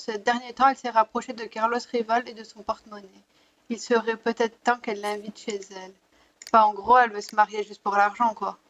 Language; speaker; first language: French; native; French